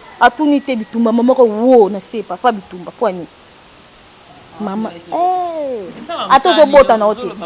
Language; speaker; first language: Lingala; non-native, local second language; Kongo